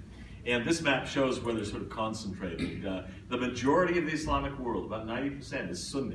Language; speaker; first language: English; native; English